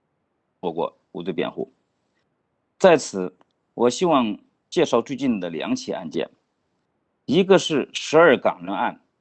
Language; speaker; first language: Chinese; native; Chinese